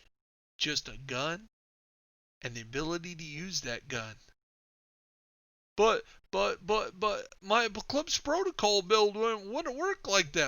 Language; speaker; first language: English; native; English